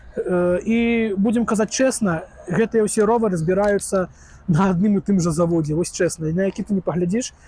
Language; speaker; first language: Belarusian; non-native, local second language; Russian